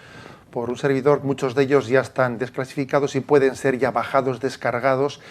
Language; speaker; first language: Spanish; native; Spanish